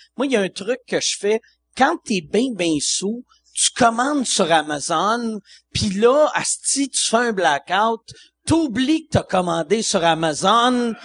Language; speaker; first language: French; native; French